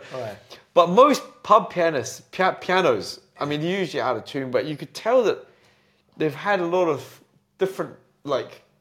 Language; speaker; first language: English; native; English